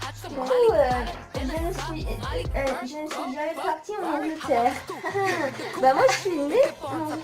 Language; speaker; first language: French; native; French